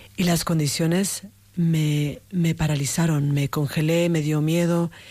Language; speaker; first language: Spanish; native; Spanish